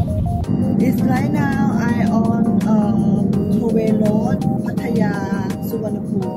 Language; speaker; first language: English; non-native, learner; Thai